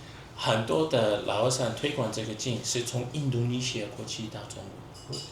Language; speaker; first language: Chinese; non-native, fluent; English